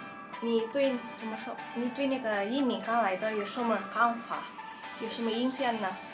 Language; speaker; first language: Chinese; non-native, fluent; Indonesian